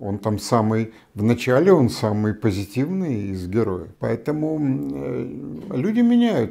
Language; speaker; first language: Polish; non-native, learner; Russian